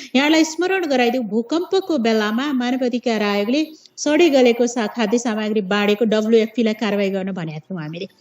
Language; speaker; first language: Nepali; non-native, local second language; Awadhi